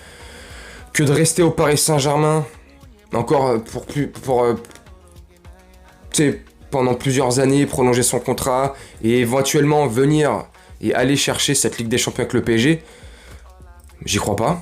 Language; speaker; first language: French; native; French